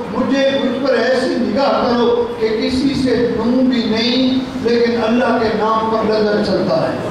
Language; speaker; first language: Urdu; non-native, local second language; Punjabi